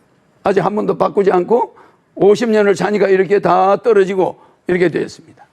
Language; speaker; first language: Korean; native; Korean